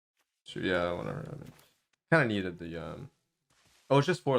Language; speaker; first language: English; native; English